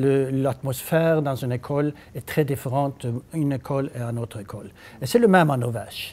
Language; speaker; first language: French; non-native, learner; Norwegian